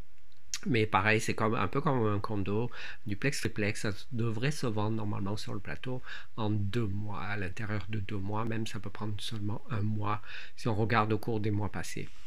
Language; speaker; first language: French; native; French